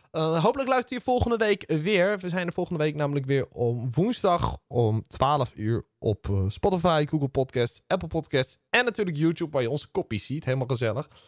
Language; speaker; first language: Dutch; native; Dutch